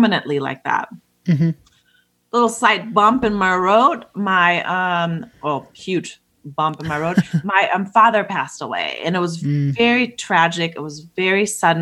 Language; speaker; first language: English; non-native, fluent; German